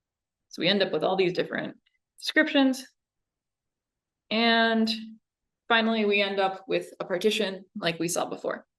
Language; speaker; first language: English; native; English